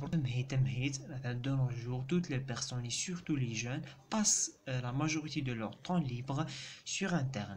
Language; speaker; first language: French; non-native, local second language; Arabic